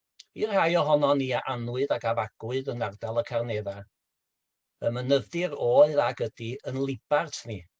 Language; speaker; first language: Welsh; native; Welsh